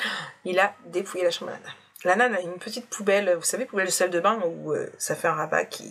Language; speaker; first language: French; native; French